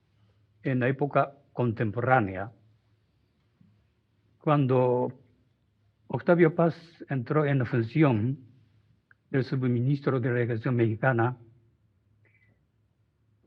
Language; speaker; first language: Spanish; non-native, fluent; Japanese